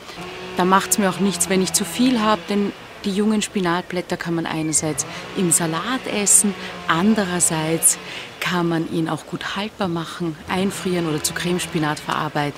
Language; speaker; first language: German; native; German